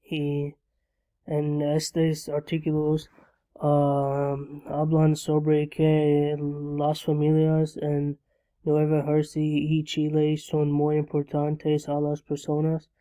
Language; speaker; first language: Spanish; non-native, learner; English